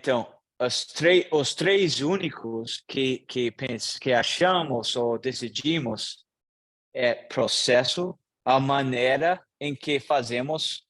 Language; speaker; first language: Portuguese; non-native, learner; English